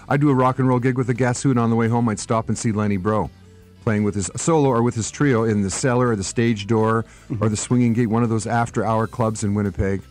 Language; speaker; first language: English; native; English